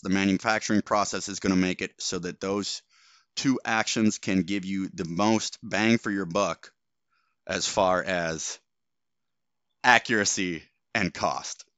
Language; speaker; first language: English; native; English